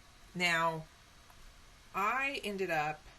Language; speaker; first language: English; native; English